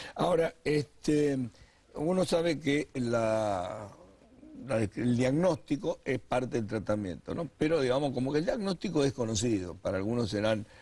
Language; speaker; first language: Spanish; native; Spanish